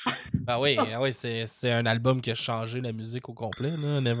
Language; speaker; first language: French; native; French